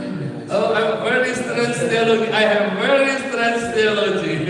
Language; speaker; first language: English; non-native, learner; Indonesian